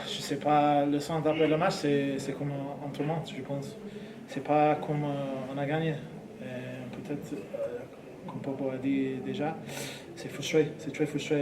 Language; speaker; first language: French; non-native, learner; English